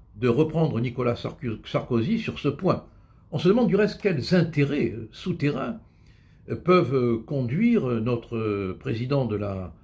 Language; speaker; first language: French; native; French